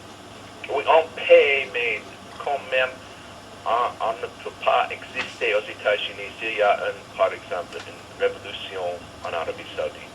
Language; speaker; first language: French; non-native, fluent; English